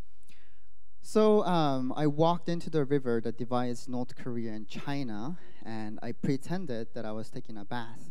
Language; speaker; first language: English; non-native, fluent; Korean